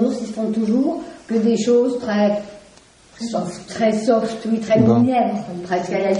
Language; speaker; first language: French; native; French